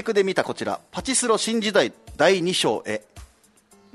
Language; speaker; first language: Japanese; native; Japanese